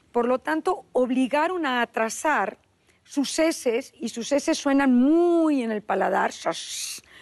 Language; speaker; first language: Spanish; native; Spanish